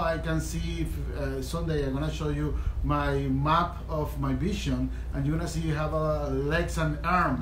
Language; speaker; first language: English; non-native, fluent; Spanish